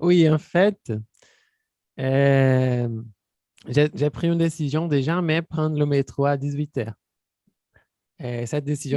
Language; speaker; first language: French; non-native, fluent; Portuguese